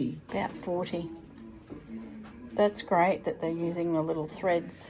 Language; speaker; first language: English; native; English